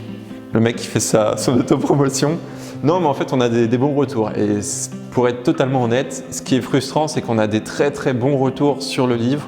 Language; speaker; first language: French; native; French